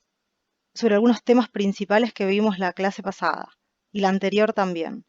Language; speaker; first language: Spanish; native; Spanish